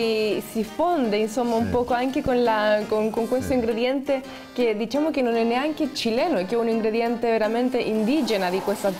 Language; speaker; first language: Italian; non-native, fluent; Spanish